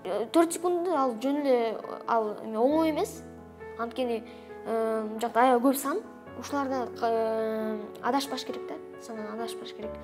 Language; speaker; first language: Kyrgyz; non-native, local second language; Russian